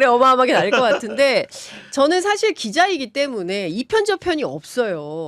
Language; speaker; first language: Korean; native; Korean